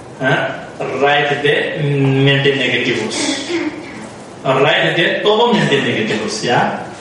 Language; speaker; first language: Spanish; non-native, learner; Tibetan